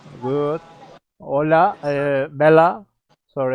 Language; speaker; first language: English; non-native, learner; Turkish